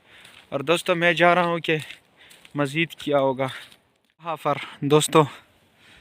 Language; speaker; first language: Hindi; non-native, local second language; Pashto